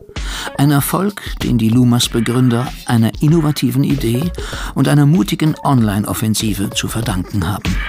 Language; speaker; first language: German; native; German